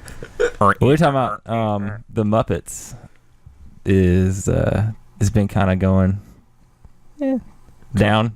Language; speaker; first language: English; native; English